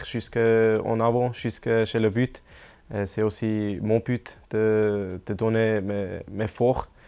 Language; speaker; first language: French; non-native, local second language; German